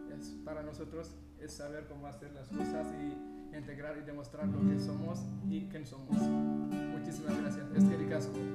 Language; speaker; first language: Spanish; non-native, fluent; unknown